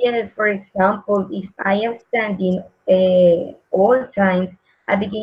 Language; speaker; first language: English; non-native, learner; Spanish